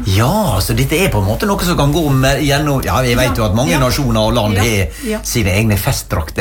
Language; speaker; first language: Norwegian; native; Norwegian